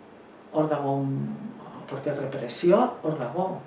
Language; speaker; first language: Basque; non-native, local second language; Spanish